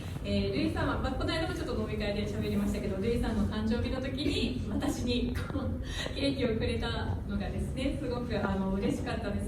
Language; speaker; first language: Japanese; native; Japanese